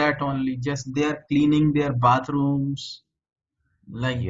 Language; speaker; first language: English; native; English